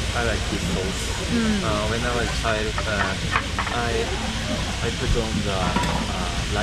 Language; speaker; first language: English; non-native, learner; Japanese